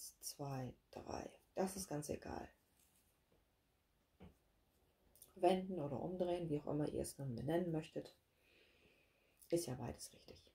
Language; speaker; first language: German; native; German